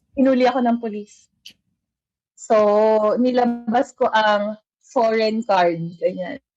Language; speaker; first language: Filipino; native; Filipino